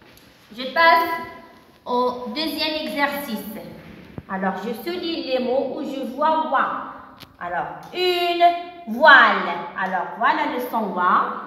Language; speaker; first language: French; non-native, local second language; Arabic